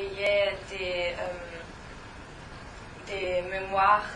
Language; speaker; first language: French; non-native, learner; German